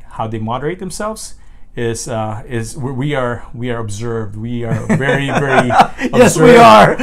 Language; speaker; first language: English; non-native, local second language; Filipino